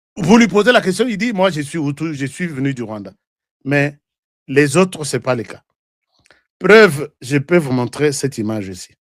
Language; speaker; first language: French; non-native, local second language; Lingala